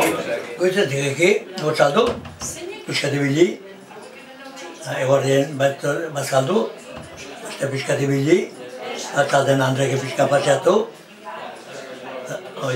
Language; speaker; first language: Basque; native; Basque